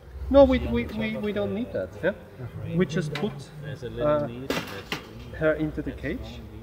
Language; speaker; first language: English; non-native, fluent; German